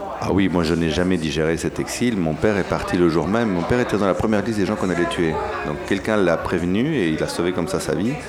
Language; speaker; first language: French; early bilingual, other home language; Spanish